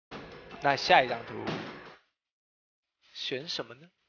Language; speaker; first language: Chinese; native; Chinese